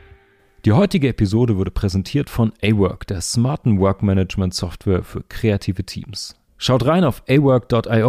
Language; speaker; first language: German; native; German